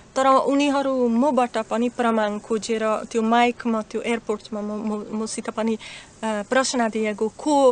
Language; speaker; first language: Nepali; non-native, learner; Slovak